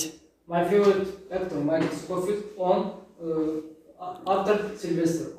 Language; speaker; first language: English; non-native, learner; Turkish